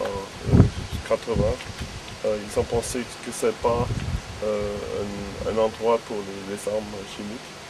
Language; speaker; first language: French; non-native, fluent; German